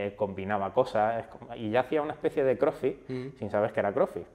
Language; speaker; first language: Spanish; native; Spanish